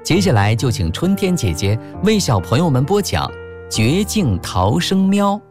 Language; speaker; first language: Chinese; native; Chinese